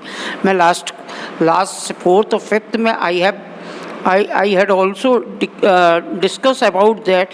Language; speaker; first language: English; non-native, local second language; Hindi